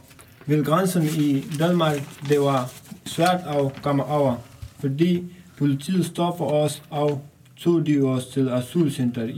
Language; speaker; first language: Danish; non-native, learner; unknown